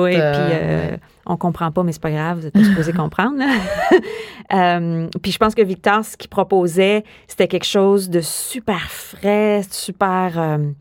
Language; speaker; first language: French; native; French